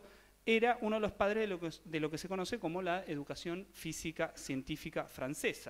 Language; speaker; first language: Spanish; native; Spanish